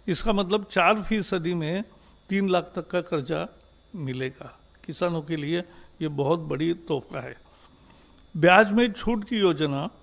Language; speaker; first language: Hindi; native; Hindi